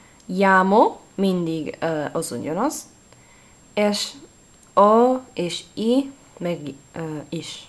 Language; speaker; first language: Hungarian; non-native, learner; Italian